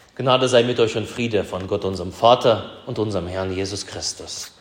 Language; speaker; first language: German; early bilingual, other home language; Russian